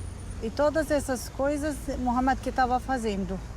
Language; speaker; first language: Portuguese; non-native, learner; Arabic